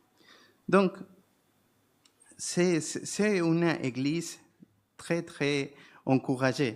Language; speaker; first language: French; non-native, fluent; Spanish